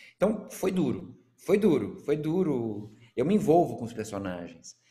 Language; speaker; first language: Portuguese; native; Portuguese